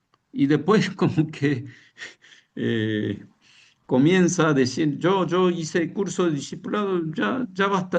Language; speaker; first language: Spanish; non-native, fluent; Korean